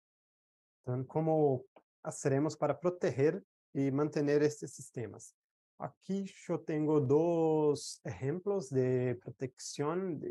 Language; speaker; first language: Spanish; non-native, fluent; Portuguese